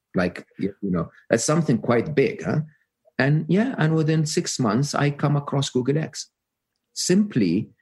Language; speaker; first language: English; non-native, fluent; Arabic